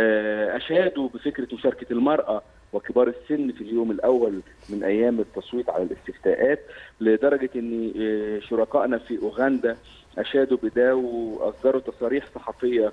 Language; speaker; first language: Arabic; native; Arabic